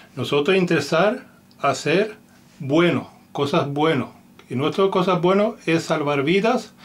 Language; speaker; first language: Spanish; non-native, learner; Finnish